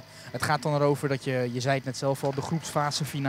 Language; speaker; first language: Dutch; native; Dutch